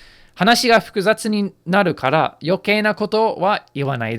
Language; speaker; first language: Japanese; non-native, fluent; English